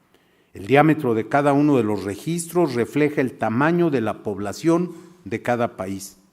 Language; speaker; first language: Spanish; native; Spanish